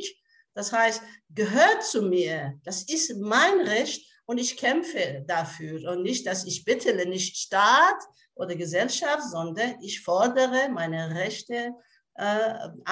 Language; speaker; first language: German; non-native, fluent; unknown